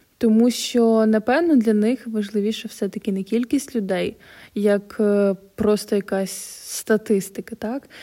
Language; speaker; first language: Ukrainian; non-native, local second language; Russian